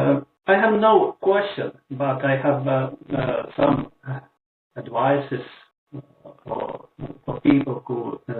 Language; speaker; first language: English; non-native, learner; Estonian